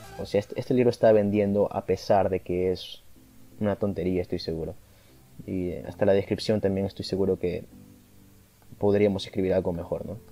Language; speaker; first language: Spanish; native; Spanish